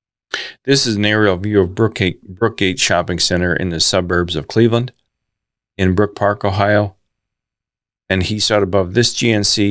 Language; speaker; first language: English; native; English